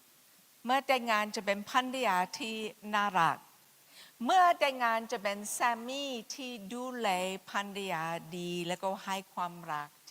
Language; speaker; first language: Thai; non-native, fluent; English